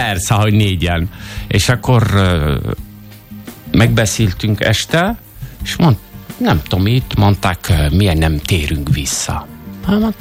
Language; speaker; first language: Hungarian; non-native, fluent; Arabic